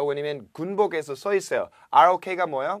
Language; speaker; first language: Korean; non-native, fluent; English